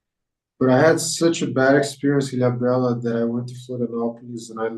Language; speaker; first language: English; non-native, fluent; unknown